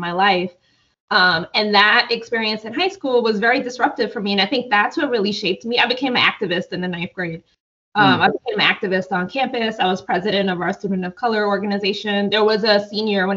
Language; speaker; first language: English; native; English